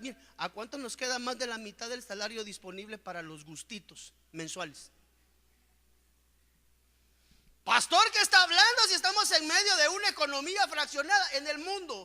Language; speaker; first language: Spanish; native; Spanish